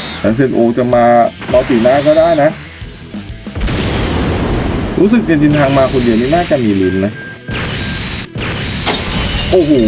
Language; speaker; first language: Thai; native; Thai